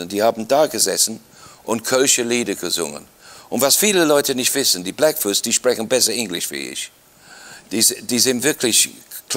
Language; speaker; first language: German; non-native, fluent; English